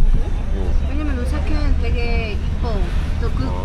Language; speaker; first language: Korean; non-native, fluent; Spanish